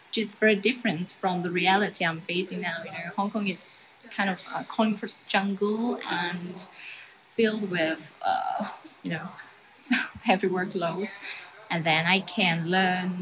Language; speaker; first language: English; non-native, local second language; Cantonese